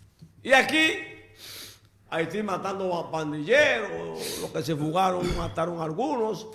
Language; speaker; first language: Spanish; native; Spanish